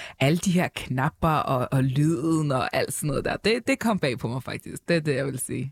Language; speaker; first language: Danish; native; Danish